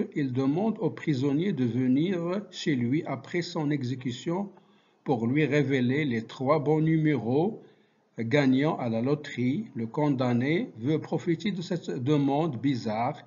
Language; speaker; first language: French; non-native, local second language; Arabic